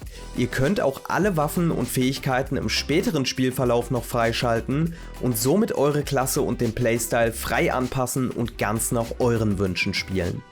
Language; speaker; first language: German; native; German